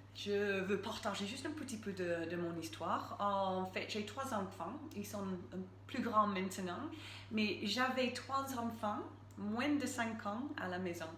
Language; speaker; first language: French; non-native, fluent; English